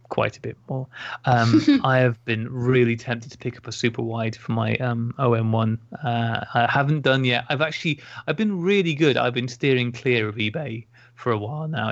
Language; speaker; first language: English; native; English